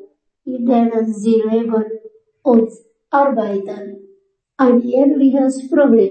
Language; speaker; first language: German; non-native, fluent; Indonesian